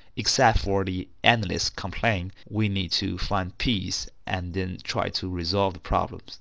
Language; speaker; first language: English; non-native, fluent; Chinese